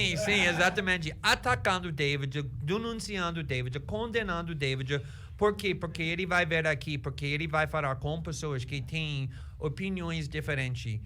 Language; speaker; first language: Portuguese; non-native, fluent; English